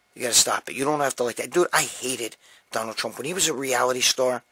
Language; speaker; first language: English; native; English